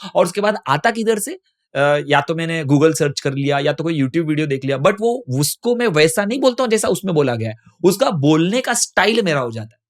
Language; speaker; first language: Hindi; non-native, local second language; Tamil